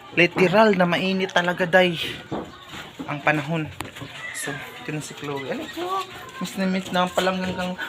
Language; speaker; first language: Filipino; non-native, local second language; Cebuano